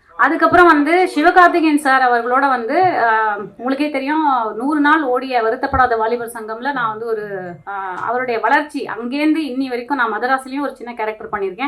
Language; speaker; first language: Tamil; native; Tamil